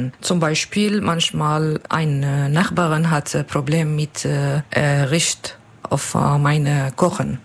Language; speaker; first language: German; non-native, learner; Arabic